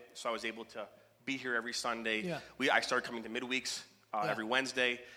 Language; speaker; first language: English; native; English